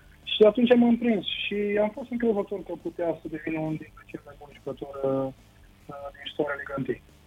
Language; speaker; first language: Romanian; non-native, fluent; Portuguese